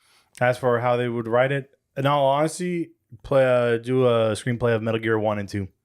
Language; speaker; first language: English; native; English